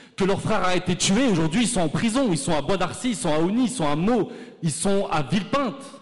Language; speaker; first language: French; native; French